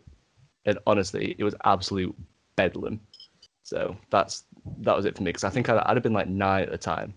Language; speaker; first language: English; native; English